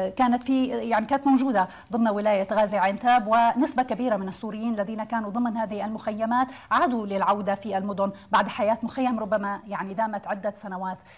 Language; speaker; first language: Arabic; native; Arabic